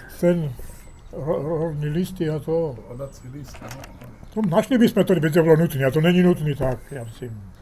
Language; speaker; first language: Czech; early bilingual, heritage; Czech